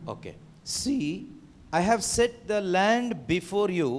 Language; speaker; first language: English; non-native, local second language; Kannada